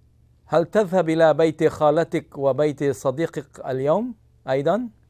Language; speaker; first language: Arabic; non-native, fluent; English